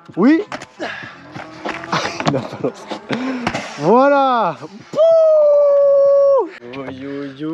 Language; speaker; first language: French; native; French